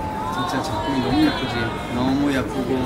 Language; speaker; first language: Korean; early bilingual, heritage; Korean